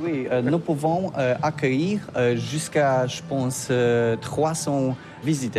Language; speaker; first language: French; non-native, learner; Polish